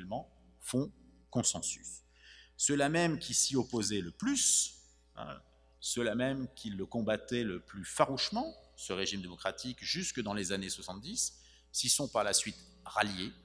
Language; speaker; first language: French; native; French